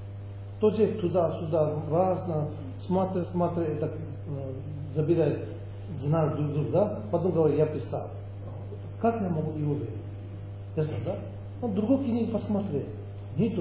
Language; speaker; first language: Russian; non-native, learner; Tibetan